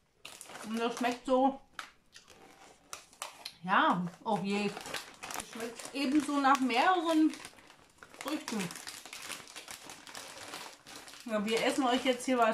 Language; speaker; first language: German; native; German